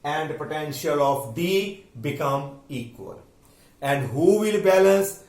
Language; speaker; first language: English; non-native, local second language; Punjabi